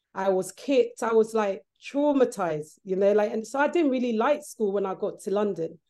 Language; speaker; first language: English; early bilingual, other home language; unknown